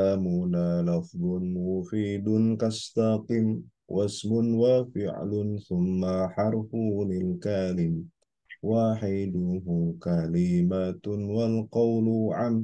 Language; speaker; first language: Arabic; non-native, fluent; Indonesian